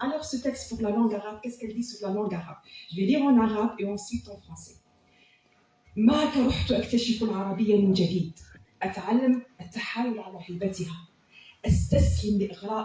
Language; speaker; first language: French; non-native, local second language; Arabic